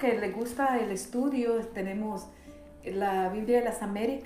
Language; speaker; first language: Spanish; native; Spanish